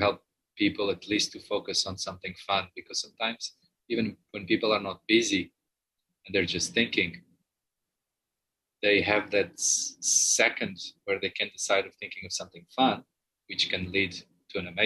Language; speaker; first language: English; non-native, fluent; Portuguese